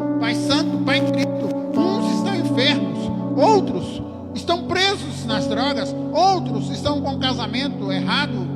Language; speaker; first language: Portuguese; native; Portuguese